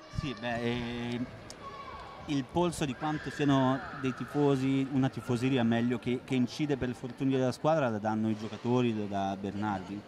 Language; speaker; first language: Italian; native; Italian